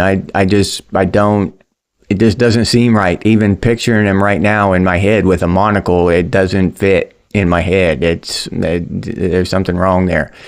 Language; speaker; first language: English; native; English